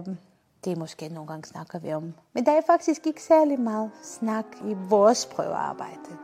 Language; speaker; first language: Danish; non-native, fluent; Armenian